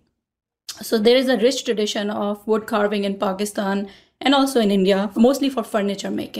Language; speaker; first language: English; non-native, local second language; Urdu